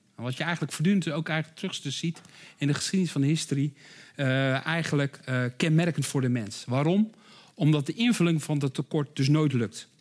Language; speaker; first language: Dutch; native; Dutch